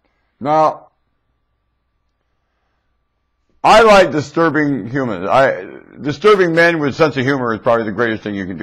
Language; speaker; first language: English; native; English